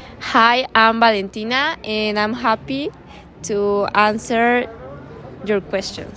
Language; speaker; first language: English; non-native, learner; Spanish